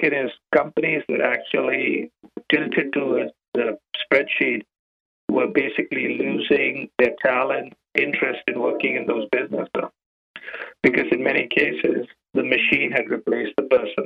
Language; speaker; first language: English; non-native, local second language; Gujarati